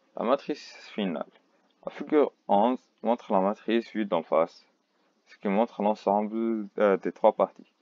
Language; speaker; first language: French; non-native, local second language; Arabic